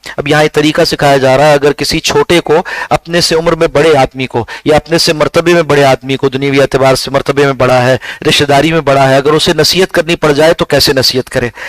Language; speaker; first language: Urdu; native; Urdu